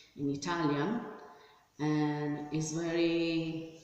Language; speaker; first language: English; non-native, fluent; Italian